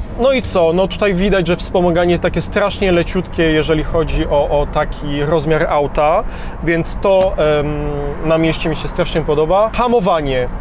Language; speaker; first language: Polish; early bilingual, heritage; Polish